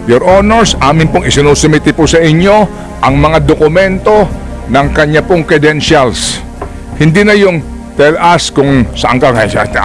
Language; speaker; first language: Filipino; non-native, local second language; Waray